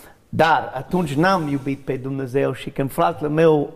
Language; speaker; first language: Romanian; non-native, learner; English